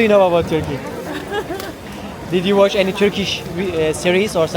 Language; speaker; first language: English; non-native, learner; Turkish